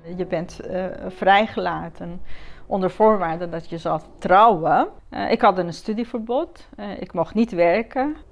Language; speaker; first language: Dutch; non-native, fluent; Persian